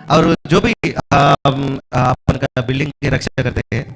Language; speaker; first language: Hindi; non-native, local second language; Telugu